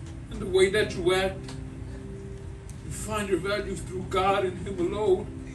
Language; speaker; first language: English; early bilingual, other home language; Spanish